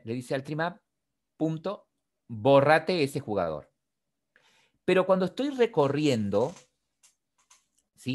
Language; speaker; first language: Spanish; native; Spanish